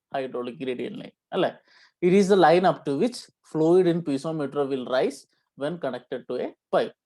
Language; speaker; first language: English; non-native, local second language; Malayalam